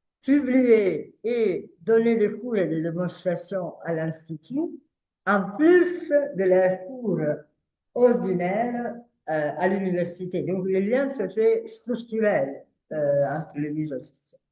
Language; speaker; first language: French; non-native, fluent; Italian